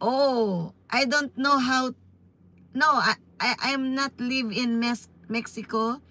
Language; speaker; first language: English; non-native, learner; Filipino